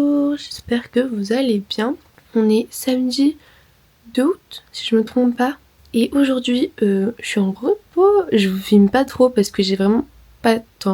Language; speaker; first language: French; native; French